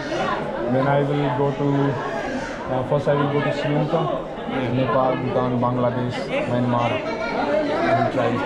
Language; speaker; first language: English; non-native, local second language; Hindi